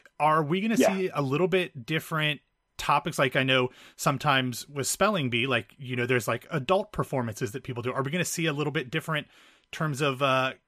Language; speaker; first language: English; native; English